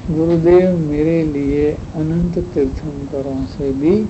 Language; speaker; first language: Hindi; non-native, local second language; Gujarati